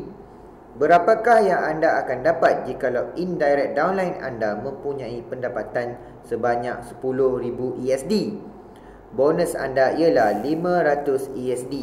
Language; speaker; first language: Malay; native; Malay